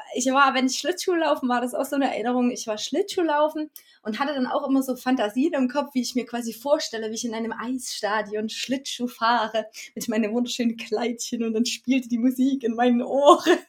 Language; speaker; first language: German; native; German